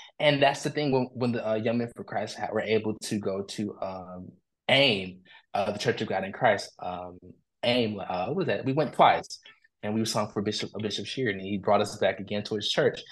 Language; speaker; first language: English; native; English